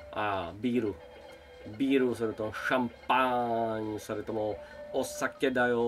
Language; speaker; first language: Japanese; non-native, learner; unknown